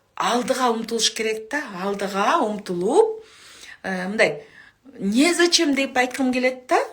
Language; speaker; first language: Russian; non-native, local second language; Kyrgyz